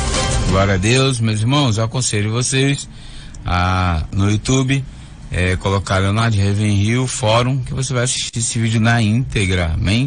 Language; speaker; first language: Portuguese; native; Portuguese